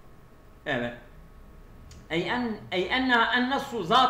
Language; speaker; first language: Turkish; native; Turkish